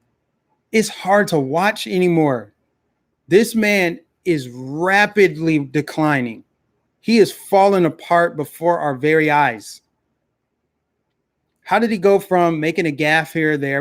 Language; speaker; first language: English; native; English